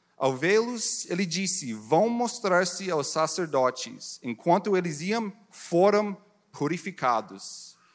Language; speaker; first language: Portuguese; non-native, learner; English